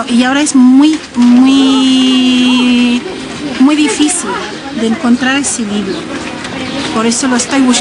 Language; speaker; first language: Spanish; non-native, fluent; Arabic